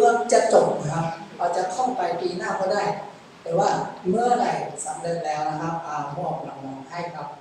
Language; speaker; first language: Thai; non-native, local second language; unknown